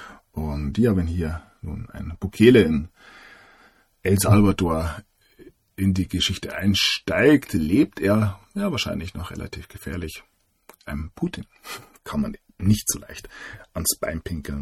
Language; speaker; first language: German; native; German